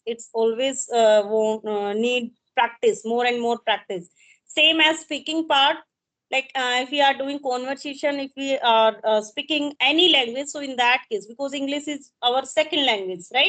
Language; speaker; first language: English; non-native, local second language; Hindi